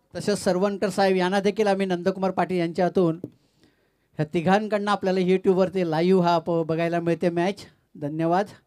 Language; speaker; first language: Marathi; native; Marathi